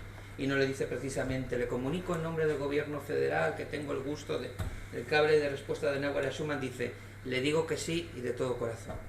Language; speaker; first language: Spanish; native; Spanish